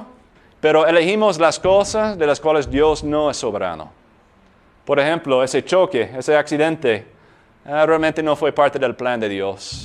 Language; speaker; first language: Spanish; non-native, fluent; English